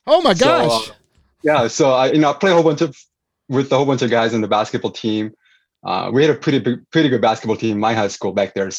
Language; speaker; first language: English; non-native, fluent; Korean